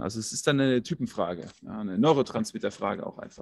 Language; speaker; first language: German; native; German